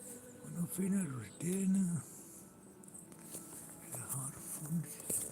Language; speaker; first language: Danish; non-native, local second language; Kalaallisut